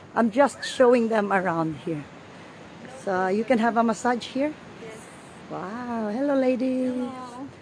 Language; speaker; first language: English; non-native, local second language; Filipino